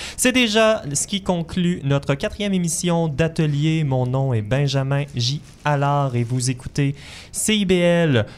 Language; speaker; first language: French; native; French